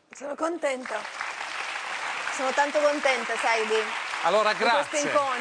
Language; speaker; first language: Italian; native; Italian